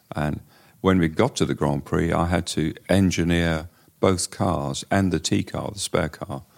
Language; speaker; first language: English; native; English